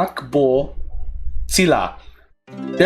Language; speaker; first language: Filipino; non-native, learner; English